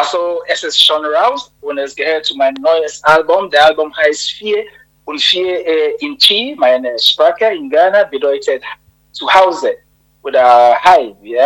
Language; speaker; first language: German; non-native, fluent; Akan